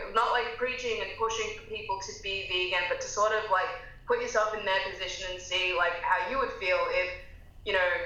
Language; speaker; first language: English; native; English